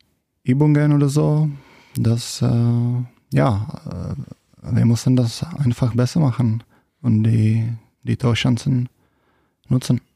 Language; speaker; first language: German; non-native, learner; Czech